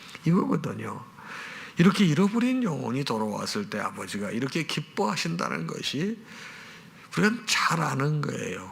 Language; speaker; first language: Korean; native; Korean